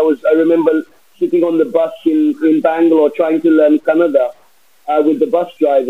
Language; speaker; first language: English; native; English